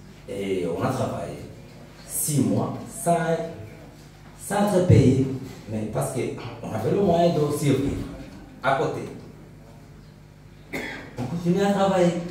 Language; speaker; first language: French; non-native, local second language; Rundi